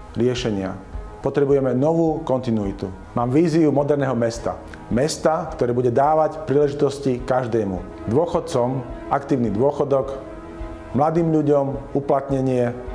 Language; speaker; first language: Slovak; native; Slovak